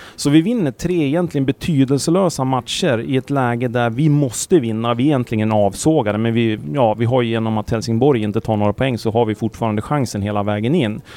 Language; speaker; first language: Swedish; native; Swedish